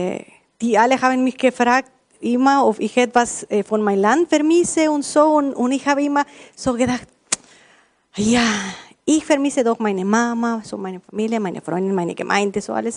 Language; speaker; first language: German; non-native, learner; Spanish